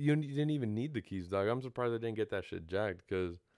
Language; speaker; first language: English; early bilingual, other home language; Spanish